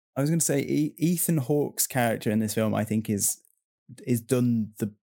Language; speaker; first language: English; native; English